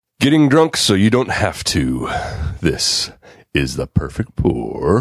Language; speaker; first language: English; native; English